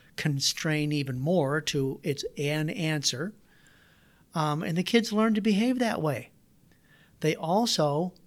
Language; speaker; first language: English; native; English